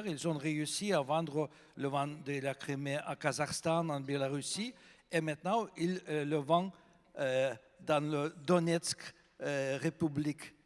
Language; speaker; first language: French; non-native, fluent; Russian